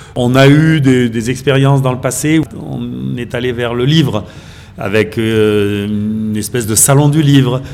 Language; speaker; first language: French; native; French